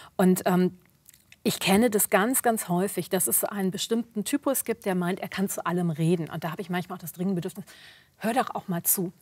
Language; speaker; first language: German; early bilingual, other home language; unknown